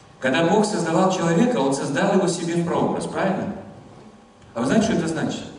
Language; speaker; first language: Russian; non-native, fluent; German